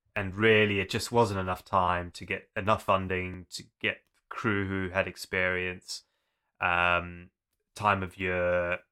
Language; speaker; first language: English; native; English